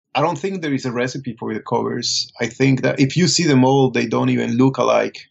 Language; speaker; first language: English; non-native, fluent; Spanish